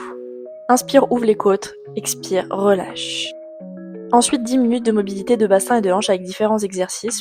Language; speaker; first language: French; native; French